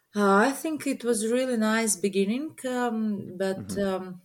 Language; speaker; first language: English; non-native, learner; Latvian